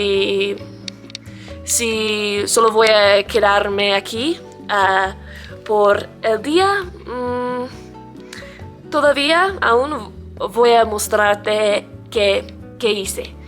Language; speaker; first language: Spanish; non-native, learner; English